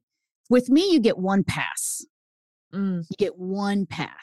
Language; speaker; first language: English; early bilingual, other home language; Spanish